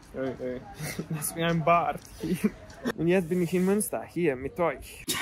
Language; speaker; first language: German; non-native, learner; Bosnian